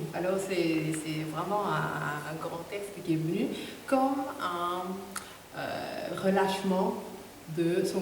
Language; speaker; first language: French; non-native, fluent; Korean